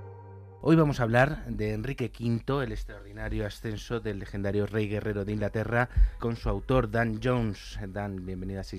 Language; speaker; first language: Spanish; native; Spanish